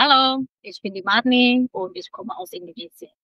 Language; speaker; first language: German; non-native, local second language; Indonesian